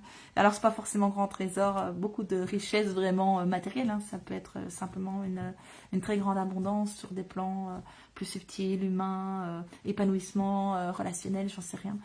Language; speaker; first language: French; native; French